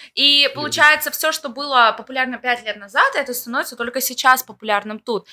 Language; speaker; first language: Russian; native; Russian